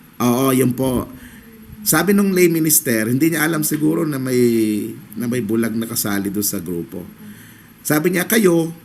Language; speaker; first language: Filipino; native; Filipino